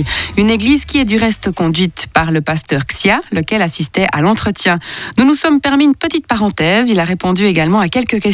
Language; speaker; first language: French; native; French